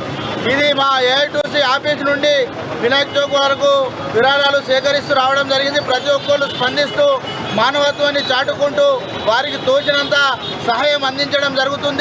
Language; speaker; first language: Telugu; native; Telugu